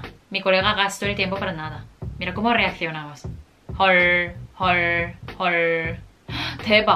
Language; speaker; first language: Spanish; non-native, fluent; Korean